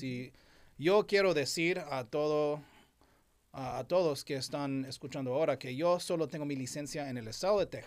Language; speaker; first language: Spanish; non-native, fluent; English